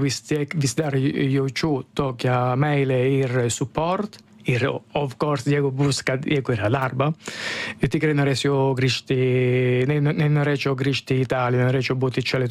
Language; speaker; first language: Lithuanian; non-native, fluent; Italian